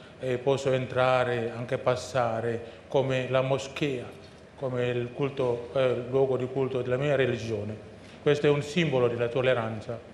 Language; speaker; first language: Italian; non-native, fluent; Indonesian